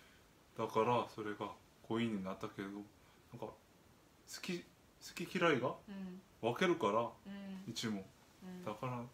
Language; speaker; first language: Japanese; non-native, fluent; Korean